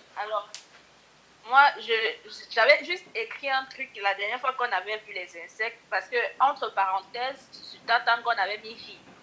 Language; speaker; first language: French; non-native, learner; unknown